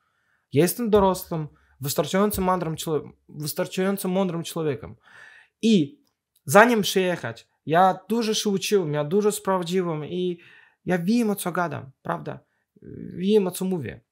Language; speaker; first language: Polish; non-native, fluent; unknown